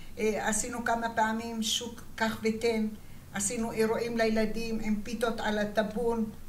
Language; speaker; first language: Hebrew; early bilingual, other home language; Arabic